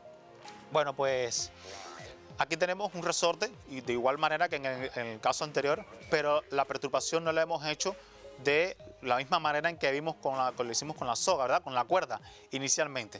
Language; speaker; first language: Spanish; native; Spanish